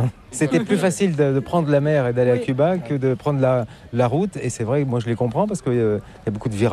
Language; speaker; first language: French; native; French